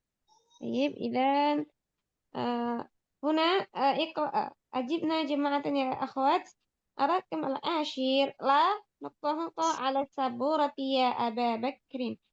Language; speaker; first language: Arabic; non-native, fluent; Indonesian